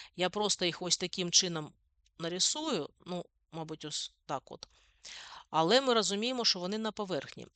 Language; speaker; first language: Ukrainian; native; Ukrainian